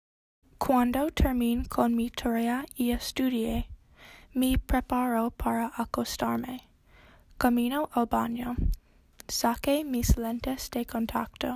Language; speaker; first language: Spanish; non-native, learner; English